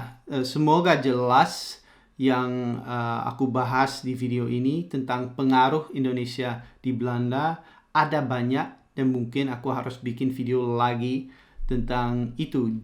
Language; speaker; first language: Indonesian; early bilingual, heritage; Dutch